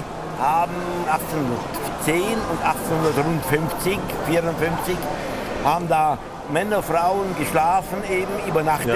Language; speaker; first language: German; native; German